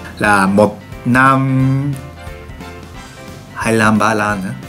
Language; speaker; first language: Vietnamese; non-native, learner; Japanese